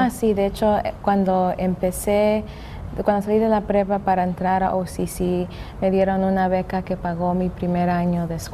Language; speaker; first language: Spanish; early bilingual, heritage; English